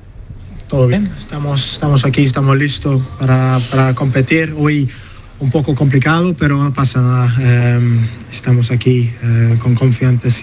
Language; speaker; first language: Spanish; non-native, learner; English